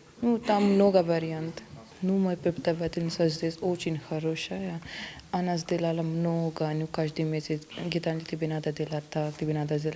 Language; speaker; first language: Russian; non-native, learner; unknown